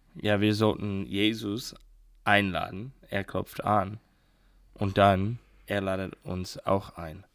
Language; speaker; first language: German; non-native, learner; English